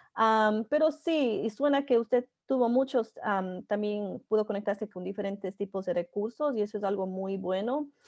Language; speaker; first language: Spanish; native; Spanish